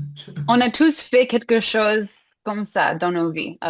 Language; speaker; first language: French; non-native, fluent; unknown